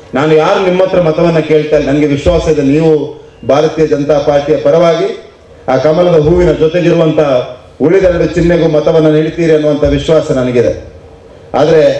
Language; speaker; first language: Kannada; non-native, local second language; Tulu